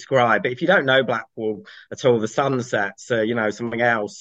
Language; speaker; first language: English; native; English